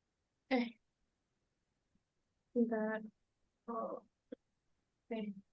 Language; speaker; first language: English; non-native, learner; Indonesian